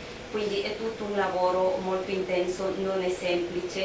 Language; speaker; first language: Italian; non-native, fluent; Spanish